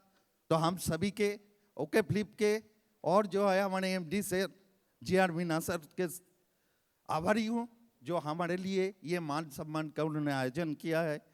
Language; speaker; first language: Hindi; non-native, local second language; Bangla